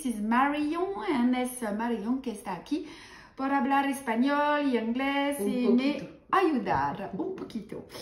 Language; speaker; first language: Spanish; non-native, learner; French